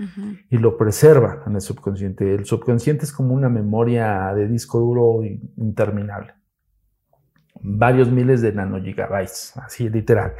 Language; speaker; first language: Spanish; native; Spanish